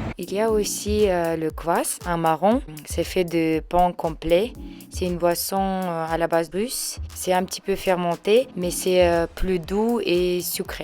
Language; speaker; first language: French; non-native, learner; Kyrgyz